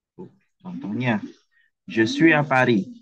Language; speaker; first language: French; non-native, fluent; Indonesian